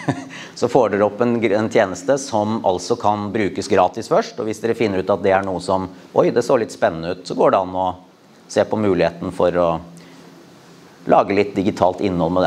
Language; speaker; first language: Norwegian; native; Norwegian